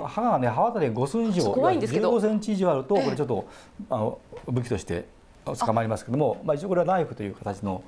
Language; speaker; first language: Japanese; native; Japanese